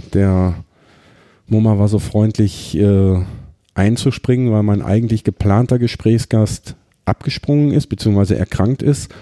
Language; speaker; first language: German; native; German